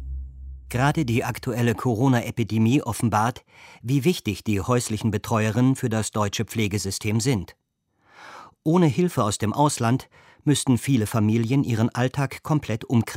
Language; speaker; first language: German; native; German